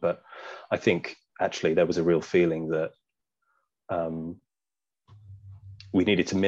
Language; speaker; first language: English; native; English